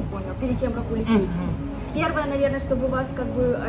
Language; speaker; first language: Russian; native; Russian